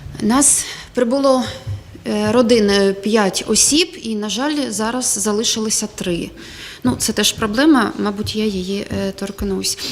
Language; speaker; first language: Ukrainian; non-native, local second language; Russian